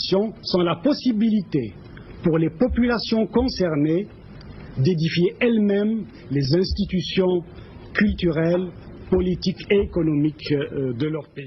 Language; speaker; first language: French; non-native, local second language; Kabyle